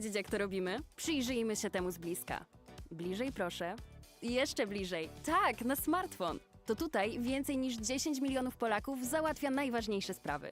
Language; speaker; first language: Polish; native; Polish